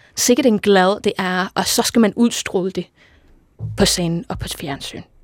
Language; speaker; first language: Danish; non-native, fluent; English